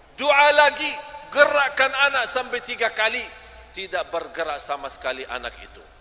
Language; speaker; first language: Malay; non-native, fluent; Arabic